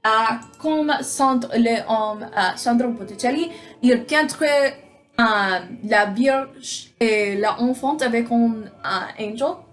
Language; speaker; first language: French; non-native, learner; English